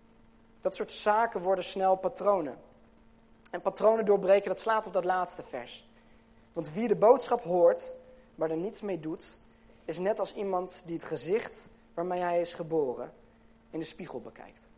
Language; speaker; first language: Dutch; native; Dutch